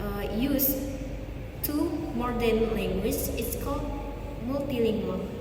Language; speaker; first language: English; non-native, learner; Minangkabau